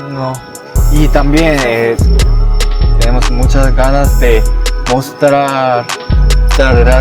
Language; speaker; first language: Spanish; non-native, learner; Korean